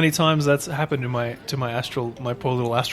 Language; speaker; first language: English; native; English